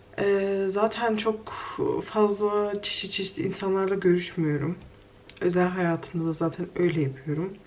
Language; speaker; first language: Turkish; native; Turkish